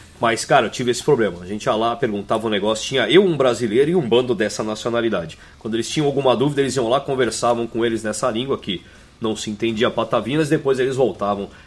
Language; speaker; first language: Portuguese; native; Portuguese